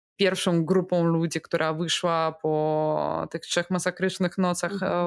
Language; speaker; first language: Polish; non-native, fluent; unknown